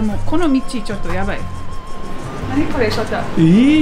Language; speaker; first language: Japanese; non-native, learner; English